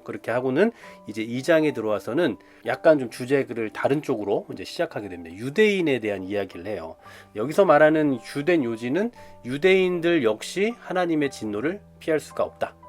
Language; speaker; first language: Korean; native; Korean